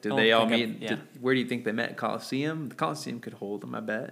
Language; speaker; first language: English; native; English